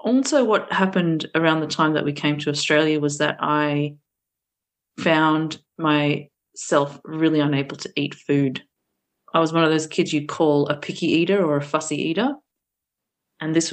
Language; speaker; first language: English; early bilingual, other home language; Portuguese